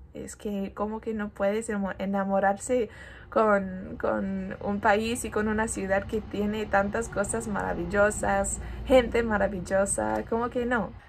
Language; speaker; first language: Spanish; non-native, fluent; English